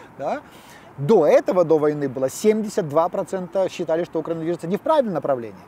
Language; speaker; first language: Russian; native; Russian